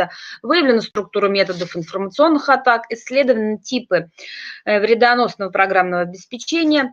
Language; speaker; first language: Russian; native; Russian